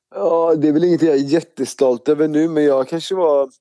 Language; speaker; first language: Swedish; native; Swedish